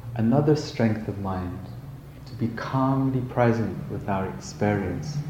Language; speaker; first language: English; native; English